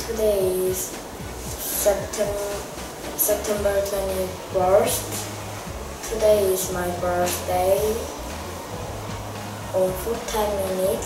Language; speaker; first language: English; non-native, learner; Korean